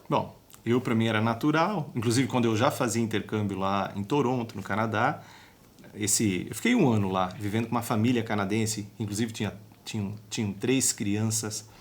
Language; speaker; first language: Portuguese; native; Portuguese